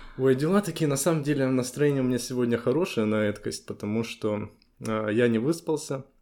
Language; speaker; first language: Russian; native; Russian